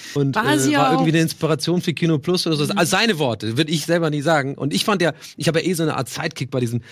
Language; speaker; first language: German; non-native, fluent; English